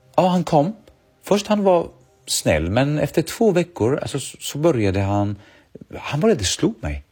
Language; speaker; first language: Swedish; early bilingual, other home language; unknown